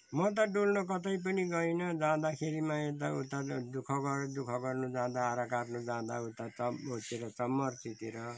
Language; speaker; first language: Nepali; non-native, local second language; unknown